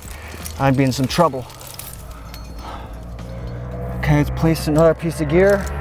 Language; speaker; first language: English; native; English